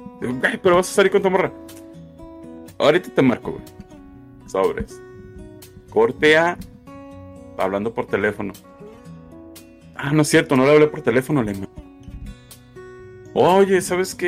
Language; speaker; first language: Spanish; native; Spanish